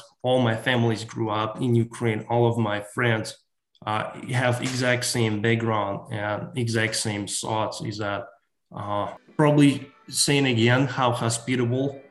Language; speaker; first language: English; non-native, fluent; Ukrainian